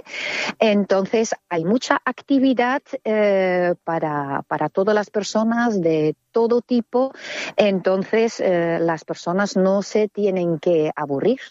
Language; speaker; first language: Spanish; non-native, fluent; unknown